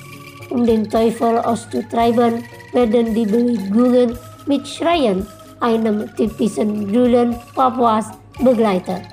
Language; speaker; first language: German; non-native, fluent; Indonesian